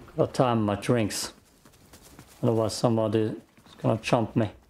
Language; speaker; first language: English; non-native, fluent; German